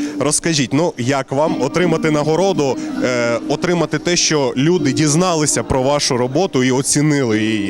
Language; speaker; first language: Ukrainian; native; Ukrainian